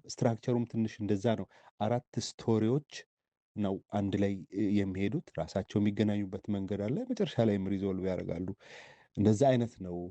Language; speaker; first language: Amharic; native; Amharic